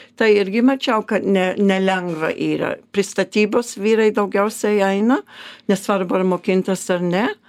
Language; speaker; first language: Lithuanian; early bilingual, heritage; Lithuanian